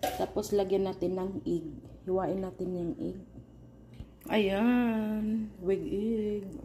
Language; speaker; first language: Filipino; non-native, local second language; Cebuano